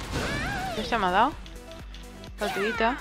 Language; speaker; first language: Spanish; native; Spanish